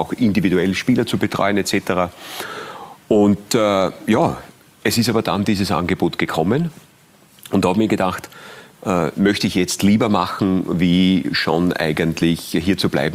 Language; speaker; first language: German; native; German